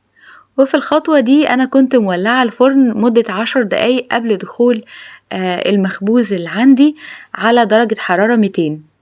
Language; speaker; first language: Arabic; native; Arabic